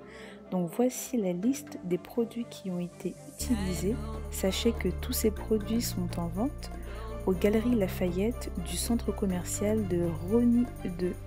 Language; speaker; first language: French; native; French